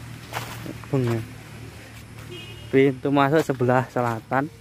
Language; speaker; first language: Indonesian; non-native, local second language; Javanese